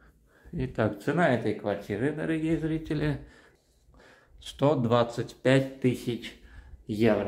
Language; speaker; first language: Russian; non-native, fluent; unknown